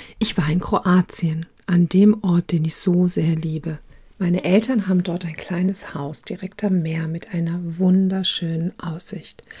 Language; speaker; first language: German; early bilingual, other home language; Croatian